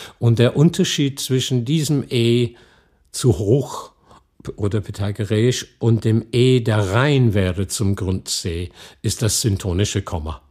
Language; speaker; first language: German; non-native, fluent; English